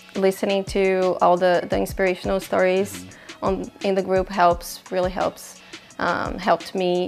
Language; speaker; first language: English; non-native, fluent; Portuguese